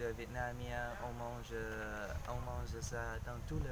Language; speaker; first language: French; non-native, learner; Vietnamese